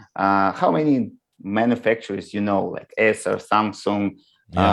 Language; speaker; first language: English; non-native, learner; Russian